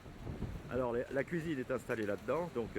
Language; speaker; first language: French; native; French